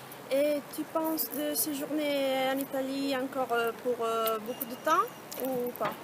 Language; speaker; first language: French; non-native, fluent; Italian